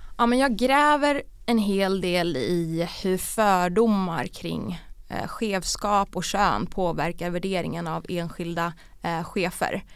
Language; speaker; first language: Swedish; early bilingual, other home language; Bosnian